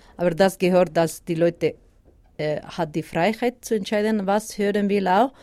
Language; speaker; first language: German; non-native, learner; Basque